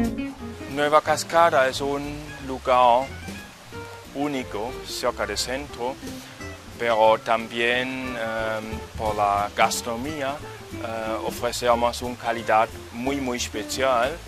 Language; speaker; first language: Spanish; non-native, fluent; German